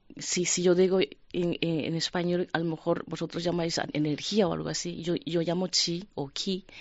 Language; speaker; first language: Spanish; non-native, fluent; Japanese